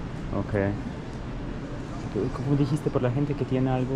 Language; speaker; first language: Spanish; non-native, fluent; German